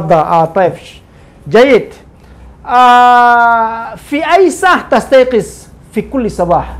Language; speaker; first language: Arabic; non-native, fluent; Indonesian